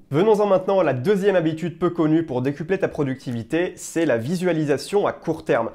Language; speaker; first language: French; native; French